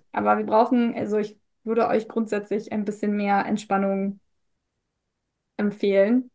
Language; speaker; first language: German; native; German